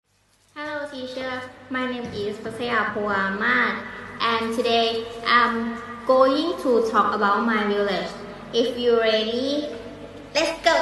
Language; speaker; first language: English; non-native, learner; Thai